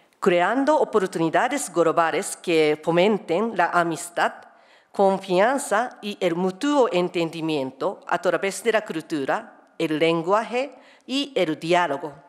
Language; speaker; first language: Spanish; non-native, fluent; Japanese